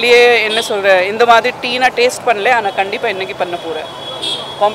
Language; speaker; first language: Tamil; non-native, fluent; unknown